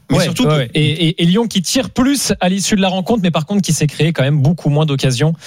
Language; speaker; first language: French; native; French